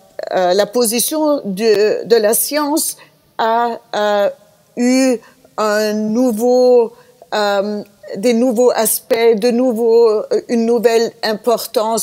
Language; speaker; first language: French; non-native, fluent; German